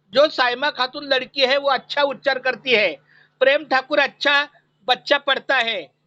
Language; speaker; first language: Hindi; non-native, local second language; Marathi